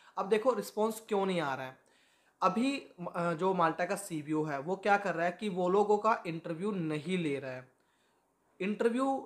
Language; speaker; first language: Hindi; native; Hindi